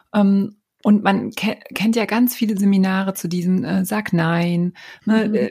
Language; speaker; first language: German; native; German